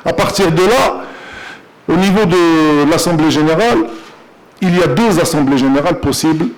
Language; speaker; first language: French; non-native, local second language; Arabic